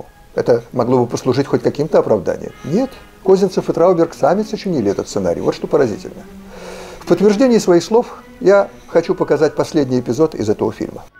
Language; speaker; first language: Russian; native; Russian